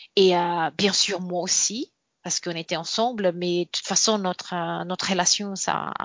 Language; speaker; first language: French; non-native, fluent; Portuguese